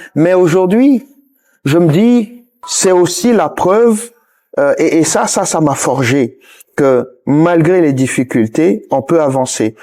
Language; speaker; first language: French; non-native, local second language; Ewe